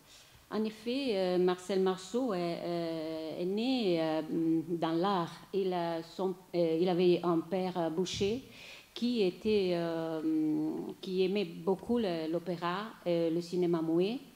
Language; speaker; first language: French; non-native, fluent; Italian